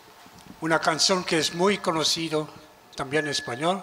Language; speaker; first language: Spanish; non-native, learner; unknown